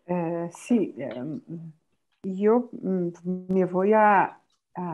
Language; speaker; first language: Spanish; non-native, fluent; Portuguese